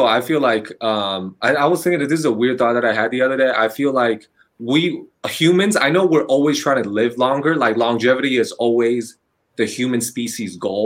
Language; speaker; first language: English; non-native, fluent; Chinese